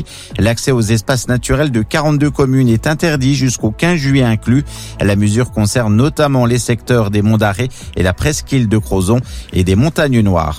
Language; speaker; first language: French; native; French